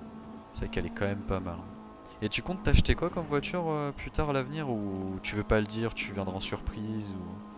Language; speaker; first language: French; native; French